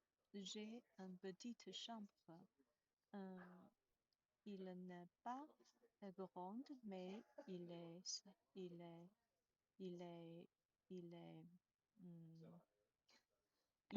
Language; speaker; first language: French; non-native, learner; Chinese